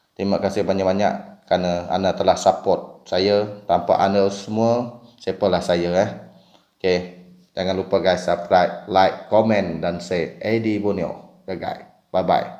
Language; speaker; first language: Malay; non-native, local second language; Iban